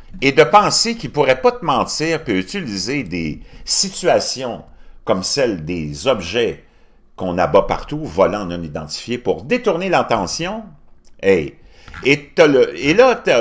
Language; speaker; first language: French; native; French